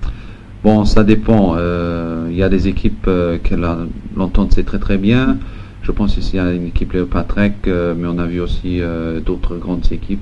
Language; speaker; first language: French; non-native, local second language; Luxembourgish